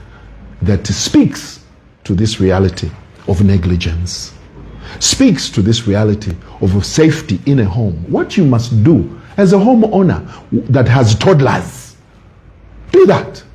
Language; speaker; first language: English; non-native, local second language; Bemba